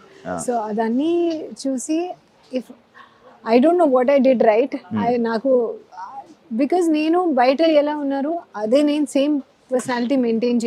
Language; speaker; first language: Telugu; non-native, learner; Hindi